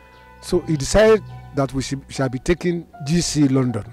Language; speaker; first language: English; non-native, local second language; Yoruba